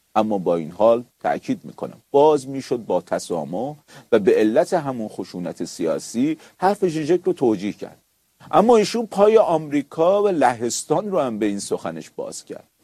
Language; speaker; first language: Persian; native; Persian